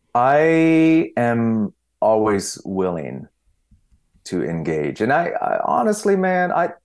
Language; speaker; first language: English; native; English